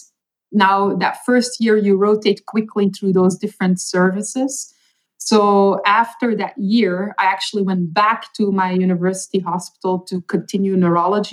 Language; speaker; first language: English; non-native, fluent; Dutch